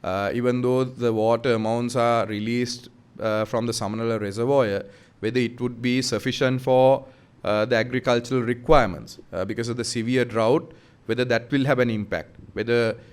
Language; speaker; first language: English; non-native, local second language; Sinhala